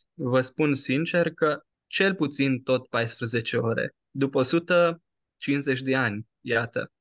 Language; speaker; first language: Romanian; native; Romanian